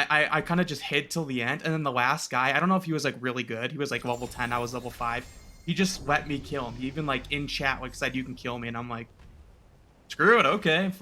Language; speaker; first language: English; native; English